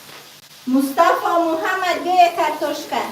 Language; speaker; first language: Russian; non-native, local second language; Tajik